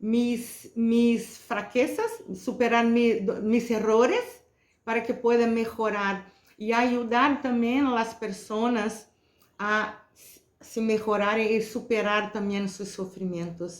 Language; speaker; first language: Spanish; non-native, fluent; Portuguese